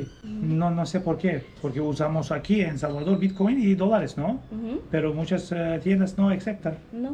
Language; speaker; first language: Spanish; non-native, learner; Turkish